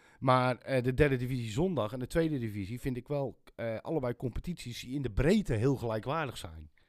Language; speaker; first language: Dutch; native; Dutch